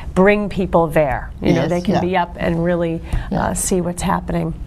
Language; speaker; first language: English; native; English